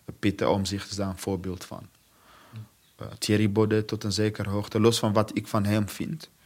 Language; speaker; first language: Dutch; non-native, fluent; Swahili